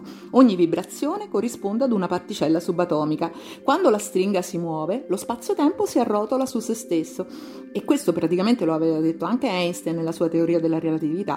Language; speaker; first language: Italian; native; Italian